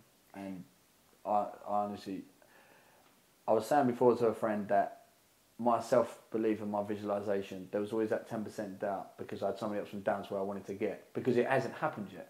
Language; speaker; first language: English; native; English